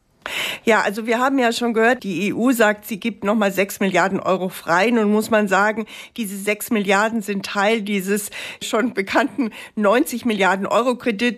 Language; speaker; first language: German; native; German